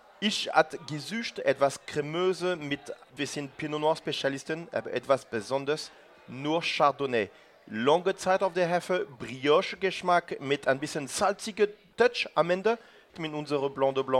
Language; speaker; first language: German; non-native, learner; French